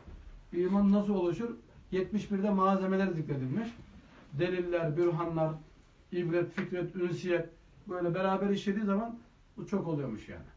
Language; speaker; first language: Turkish; native; Turkish